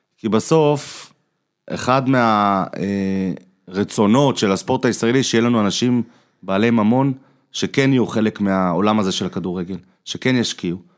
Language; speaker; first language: Hebrew; early bilingual, other home language; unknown